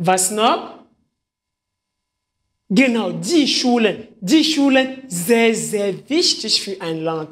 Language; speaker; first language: German; non-native, fluent; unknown